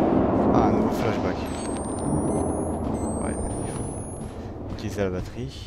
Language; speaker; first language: French; native; French